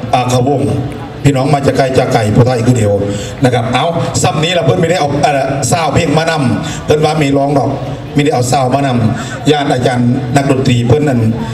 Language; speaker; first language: Thai; non-native, local second language; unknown